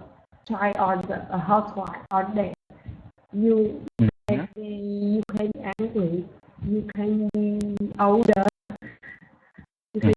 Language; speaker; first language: English; non-native, learner; Vietnamese